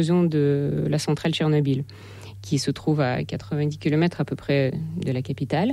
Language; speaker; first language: French; non-native, fluent; Russian